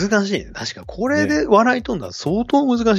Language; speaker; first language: Japanese; native; Japanese